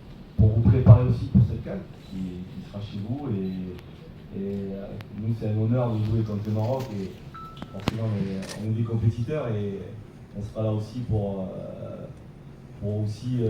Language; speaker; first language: French; native; French